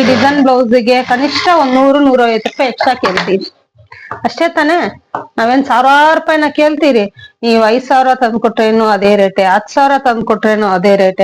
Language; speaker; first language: Kannada; non-native, local second language; Tamil